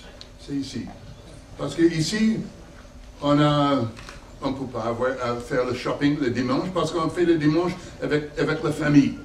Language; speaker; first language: French; non-native, learner; English